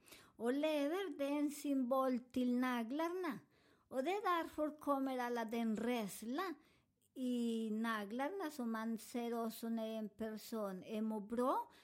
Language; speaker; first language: Swedish; non-native, fluent; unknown